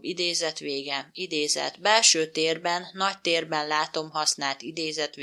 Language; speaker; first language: Hungarian; native; Hungarian